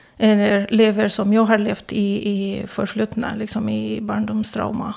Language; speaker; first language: Swedish; non-native, fluent; Romanian